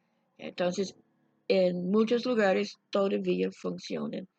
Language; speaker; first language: Spanish; non-native, fluent; English